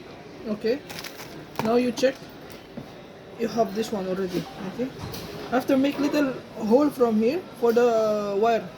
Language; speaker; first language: English; non-native, learner; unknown